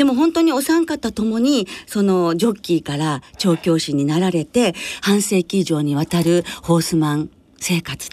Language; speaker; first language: Japanese; native; Japanese